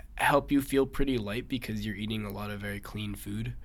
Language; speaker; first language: English; native; English